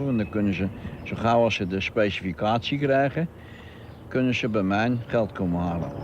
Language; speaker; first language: Dutch; native; Dutch